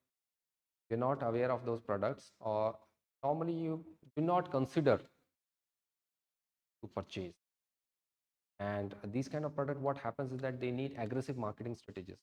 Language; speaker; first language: English; non-native, local second language; Odia